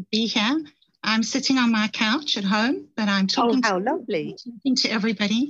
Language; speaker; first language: English; native; English